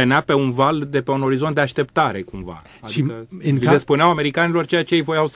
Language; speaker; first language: Romanian; native; Romanian